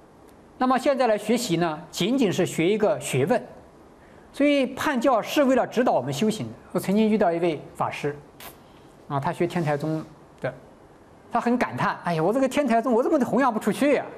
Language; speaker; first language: Chinese; native; Chinese